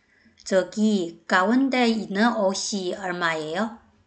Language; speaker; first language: Korean; non-native, fluent; Chinese